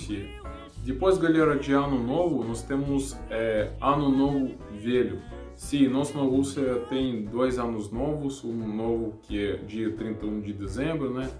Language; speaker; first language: Portuguese; non-native, learner; Russian